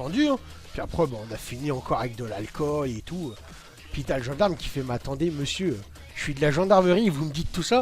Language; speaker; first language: French; native; French